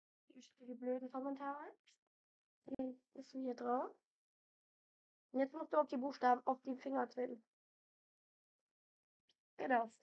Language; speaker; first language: German; native; German